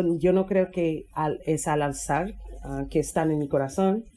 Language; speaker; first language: Spanish; non-native, fluent; English